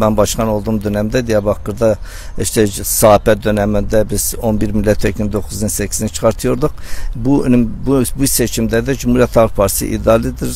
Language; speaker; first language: Turkish; non-native, local second language; Kurdish